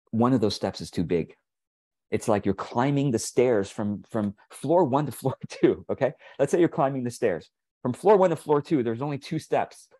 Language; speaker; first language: English; early bilingual, other home language; Chinese